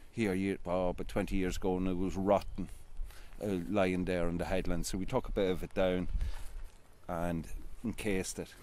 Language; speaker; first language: English; native; English